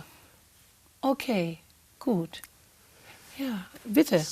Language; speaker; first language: German; non-native, fluent; English